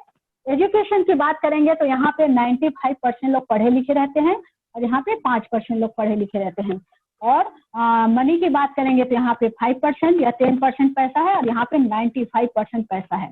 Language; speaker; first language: Hindi; native; Hindi